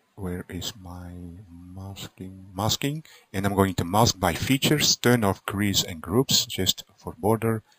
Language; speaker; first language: English; non-native, fluent; Dutch